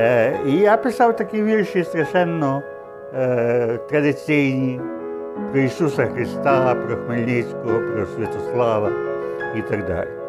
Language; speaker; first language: Ukrainian; early bilingual, heritage; Ukrainian